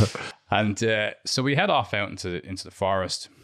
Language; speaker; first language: English; native; English